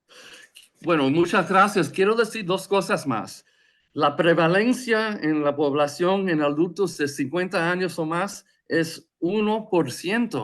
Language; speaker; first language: Spanish; non-native, fluent; English